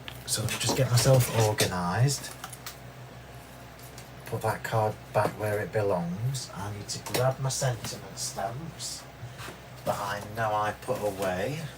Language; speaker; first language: English; native; English